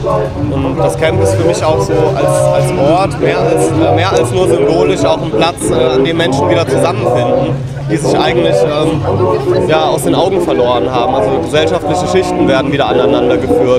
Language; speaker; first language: German; native; German